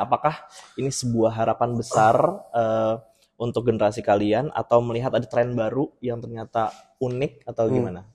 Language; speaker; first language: Indonesian; native; Indonesian